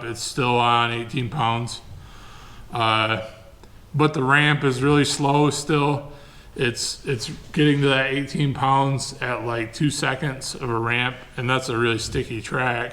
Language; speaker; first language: English; native; English